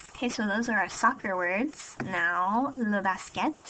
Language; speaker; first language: English; native; English